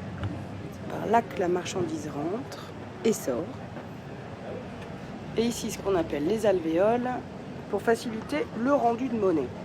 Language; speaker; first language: French; native; French